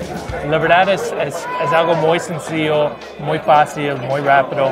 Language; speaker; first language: Spanish; non-native, fluent; English